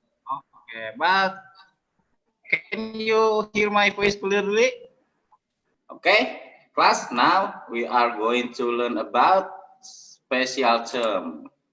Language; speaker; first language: English; non-native, learner; Indonesian